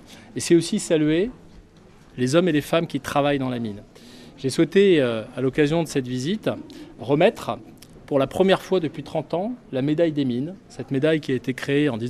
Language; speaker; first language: French; native; French